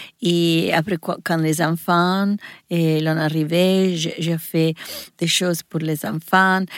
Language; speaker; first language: French; non-native, learner; Italian